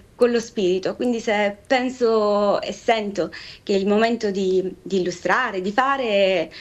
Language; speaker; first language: Italian; native; Italian